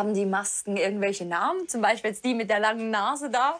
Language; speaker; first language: German; native; German